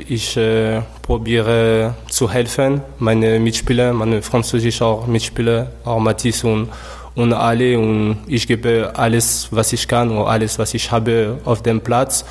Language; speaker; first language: German; non-native, learner; French